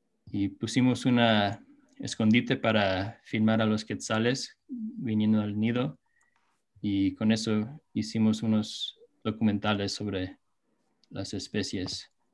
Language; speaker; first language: Spanish; non-native, fluent; English